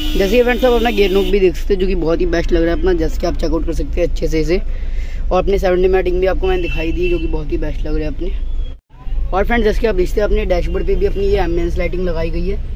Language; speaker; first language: Hindi; native; Hindi